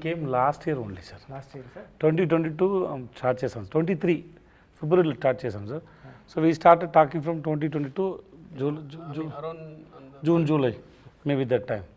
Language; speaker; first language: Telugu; non-native, learner; Tamil